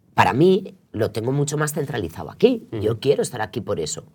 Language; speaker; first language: Spanish; non-native, local second language; Catalan